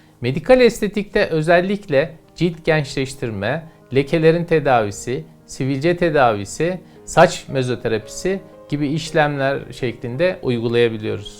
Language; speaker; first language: Turkish; native; Turkish